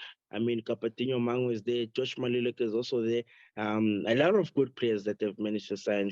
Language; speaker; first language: English; non-native, local second language; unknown